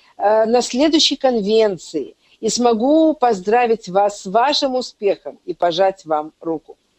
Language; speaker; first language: Russian; native; Russian